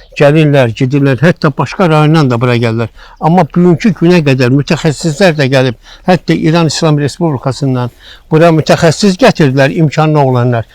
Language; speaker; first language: Azerbaijani; native; Azerbaijani